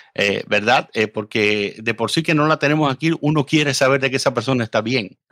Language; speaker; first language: Spanish; native; Spanish